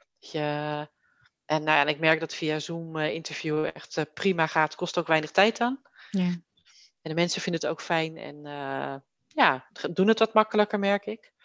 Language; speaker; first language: Dutch; native; Dutch